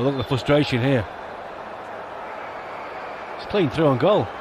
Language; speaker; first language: English; native; English